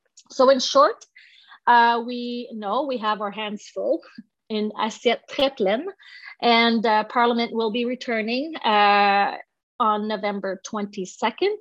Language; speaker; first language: English; non-native, local second language; French